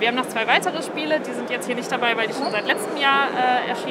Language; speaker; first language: German; native; German